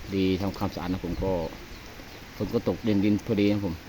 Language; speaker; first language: Thai; native; Thai